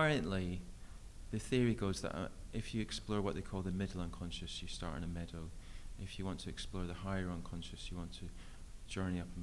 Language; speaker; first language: English; native; English